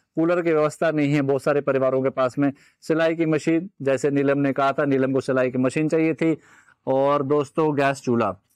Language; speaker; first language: Hindi; native; Hindi